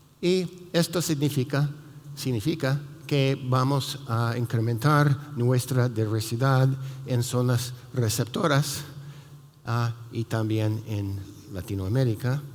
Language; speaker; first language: Spanish; non-native, fluent; English